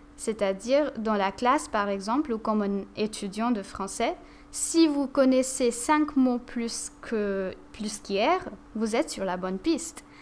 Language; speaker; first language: French; non-native, fluent; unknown